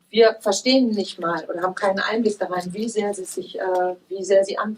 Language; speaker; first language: German; native; German